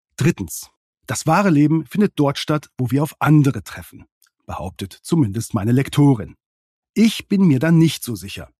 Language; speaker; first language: German; native; German